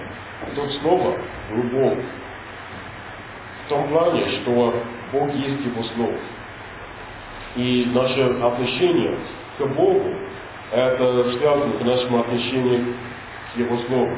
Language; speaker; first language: Russian; non-native, learner; English